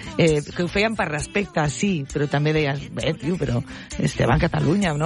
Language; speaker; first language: Catalan; non-native, local second language; Spanish